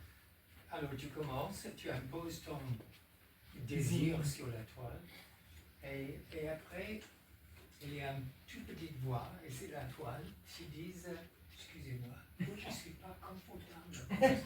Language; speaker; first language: French; non-native, fluent; English